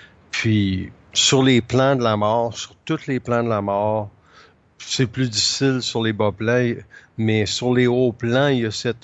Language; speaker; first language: French; native; French